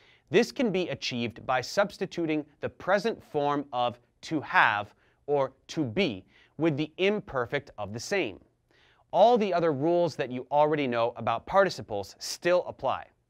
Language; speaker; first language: English; early bilingual, other home language; Italian